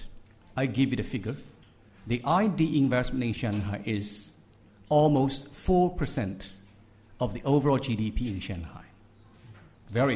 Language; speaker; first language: English; non-native, fluent; Chinese